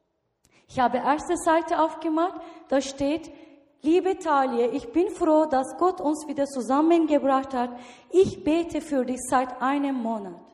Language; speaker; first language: German; non-native, learner; Turkish